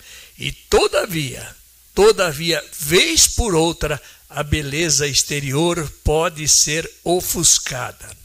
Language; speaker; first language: Portuguese; native; Portuguese